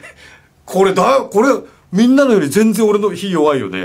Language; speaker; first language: Japanese; native; Japanese